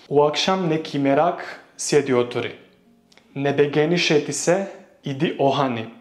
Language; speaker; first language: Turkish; non-native, fluent; Bosnian